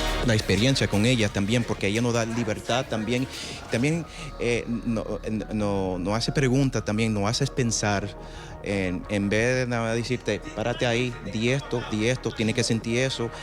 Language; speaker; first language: Spanish; early bilingual, heritage; Spanish